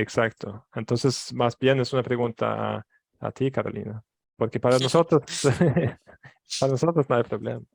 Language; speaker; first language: Spanish; non-native, fluent; Swedish